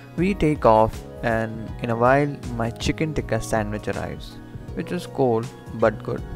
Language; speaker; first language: English; non-native, local second language; Hindi